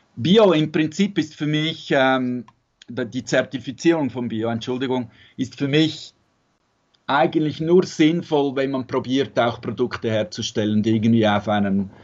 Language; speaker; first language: German; native; German